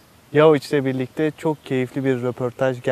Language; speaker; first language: Turkish; native; Turkish